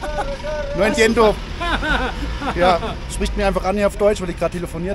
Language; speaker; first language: German; native; German